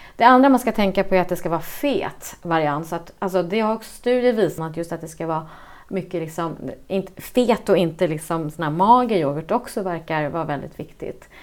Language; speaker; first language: Swedish; native; Swedish